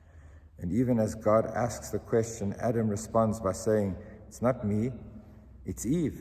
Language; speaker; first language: English; native; English